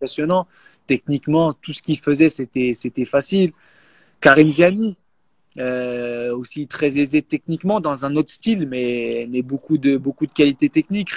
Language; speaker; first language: French; native; French